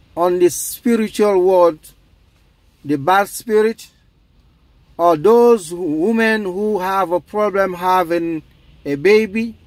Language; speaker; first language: English; non-native, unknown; Dyula